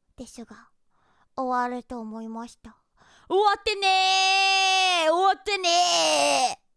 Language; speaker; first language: Japanese; non-native, learner; English